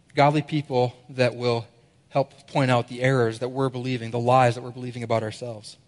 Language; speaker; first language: English; native; English